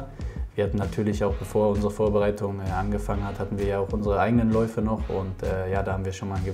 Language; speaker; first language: German; native; German